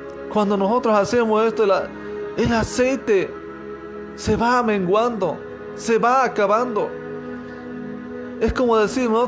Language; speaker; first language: Spanish; native; Spanish